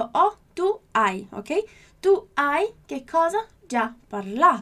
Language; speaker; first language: Italian; non-native, fluent; Portuguese